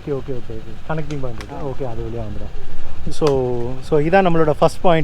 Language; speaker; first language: Tamil; native; Tamil